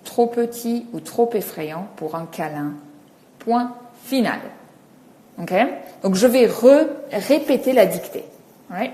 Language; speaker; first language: French; native; French